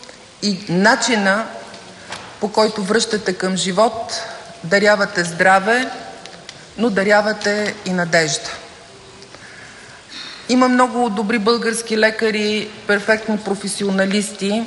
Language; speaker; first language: Bulgarian; native; Bulgarian